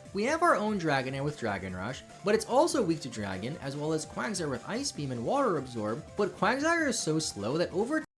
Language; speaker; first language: English; native; English